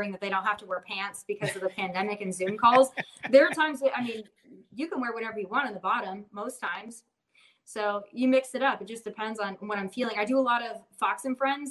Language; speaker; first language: English; native; English